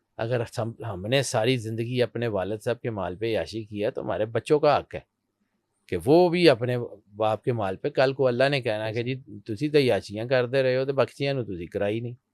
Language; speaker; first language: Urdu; non-native, local second language; Punjabi